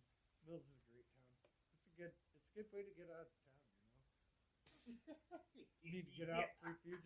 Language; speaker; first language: English; native; English